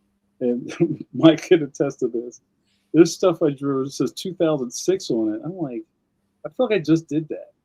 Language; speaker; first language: English; native; English